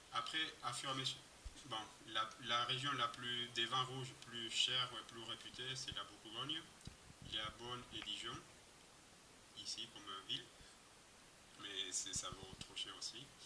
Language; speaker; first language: French; non-native, fluent; Spanish